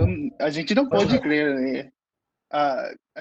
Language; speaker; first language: Portuguese; non-native, fluent; Spanish